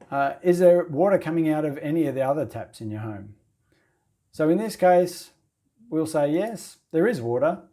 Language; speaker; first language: English; native; English